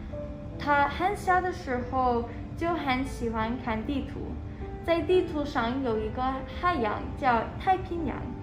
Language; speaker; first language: Chinese; non-native, fluent; English